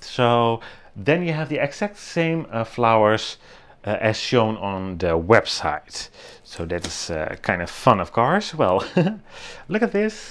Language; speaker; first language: English; non-native, fluent; Dutch